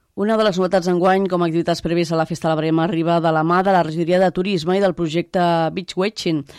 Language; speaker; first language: Catalan; native; Catalan